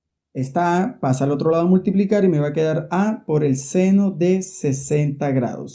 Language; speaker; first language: Spanish; native; Spanish